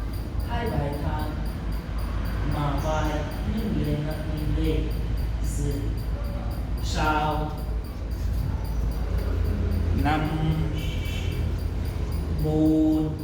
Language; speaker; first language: Vietnamese; non-native, learner; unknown